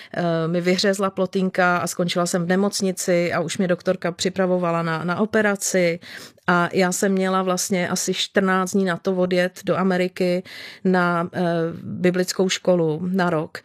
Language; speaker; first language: Czech; native; Czech